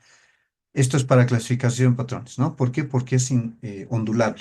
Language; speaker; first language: Spanish; native; Spanish